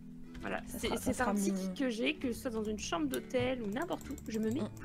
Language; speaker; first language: French; native; French